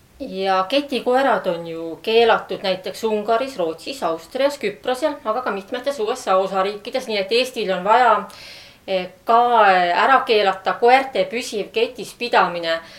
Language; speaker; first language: Estonian; native; Estonian